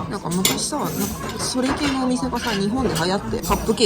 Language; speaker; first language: Japanese; native; Japanese